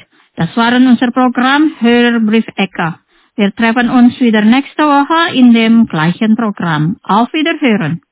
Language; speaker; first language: German; non-native, fluent; Indonesian